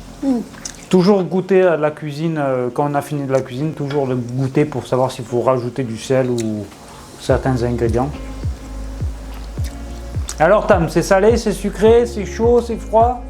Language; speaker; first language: French; native; French